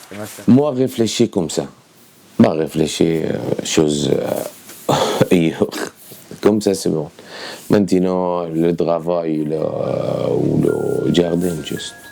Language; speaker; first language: French; non-native, learner; Arabic